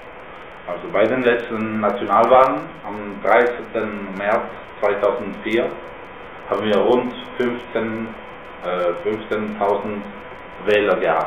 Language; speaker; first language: German; non-native, fluent; Spanish